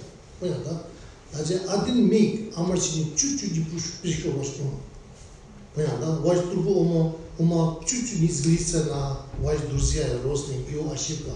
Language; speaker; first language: Russian; non-native, learner; Tibetan